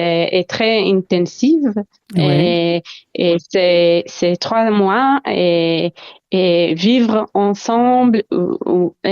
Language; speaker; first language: French; non-native, learner; Hebrew